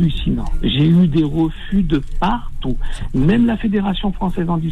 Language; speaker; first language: French; native; French